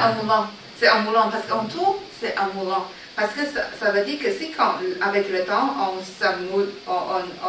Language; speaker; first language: French; non-native, learner; Chinese